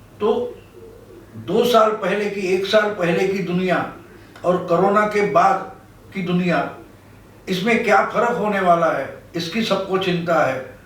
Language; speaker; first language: Hindi; non-native, local second language; Marathi